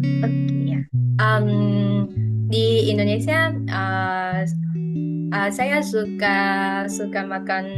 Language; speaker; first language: Indonesian; non-native, fluent; Vietnamese